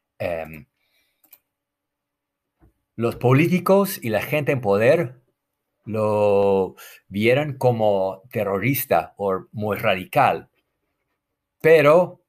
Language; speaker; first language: Spanish; non-native, fluent; English